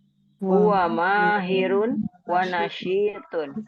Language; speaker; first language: Arabic; non-native, learner; Indonesian